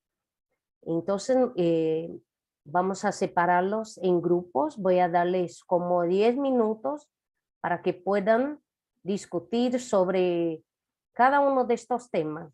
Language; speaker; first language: Spanish; non-native, fluent; Portuguese